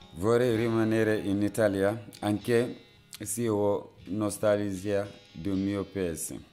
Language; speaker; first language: Italian; non-native, fluent; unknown